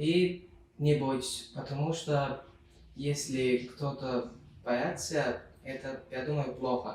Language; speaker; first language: Russian; non-native, learner; Turkmen